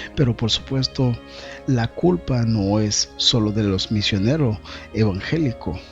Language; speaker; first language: Spanish; non-native, fluent; Haitian Creole